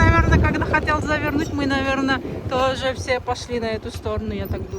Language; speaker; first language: Russian; non-native, local second language; Kazakh